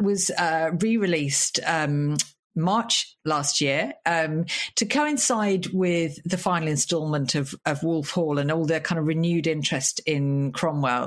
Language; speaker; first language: English; native; English